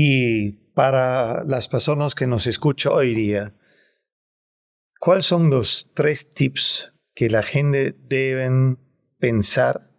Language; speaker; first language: Spanish; non-native, fluent; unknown